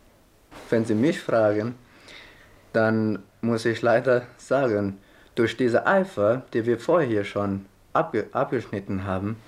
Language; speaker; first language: German; non-native, fluent; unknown